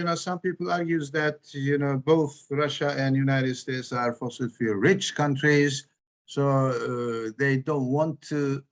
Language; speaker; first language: English; non-native, fluent; Turkish